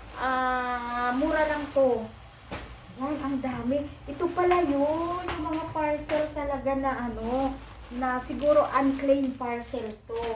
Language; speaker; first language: Filipino; native; Filipino